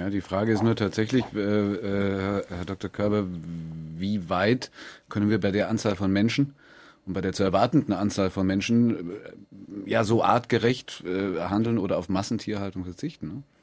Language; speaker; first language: German; native; German